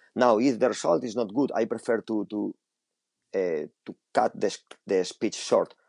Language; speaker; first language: English; non-native, fluent; Spanish